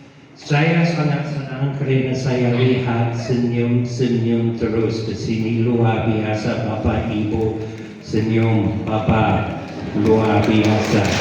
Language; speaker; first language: Indonesian; non-native, fluent; English